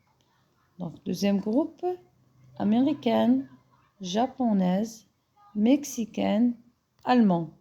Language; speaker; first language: French; non-native, fluent; Arabic